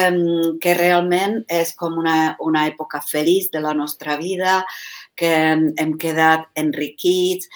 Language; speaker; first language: Catalan; non-native, fluent; Czech